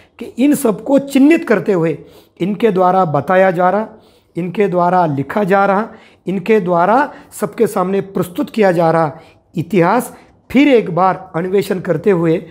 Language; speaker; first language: Hindi; non-native, local second language; Marathi